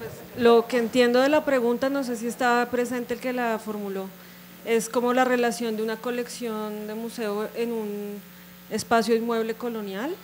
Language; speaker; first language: Spanish; native; Spanish